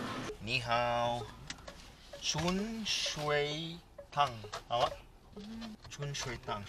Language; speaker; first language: Chinese; non-native, learner; Filipino